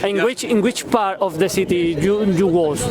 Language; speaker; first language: English; non-native, learner; Spanish